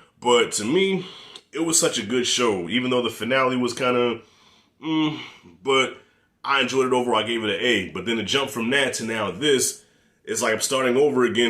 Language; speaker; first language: English; native; English